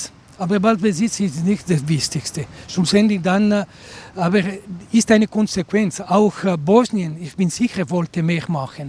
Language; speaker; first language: German; non-native, local second language; Italian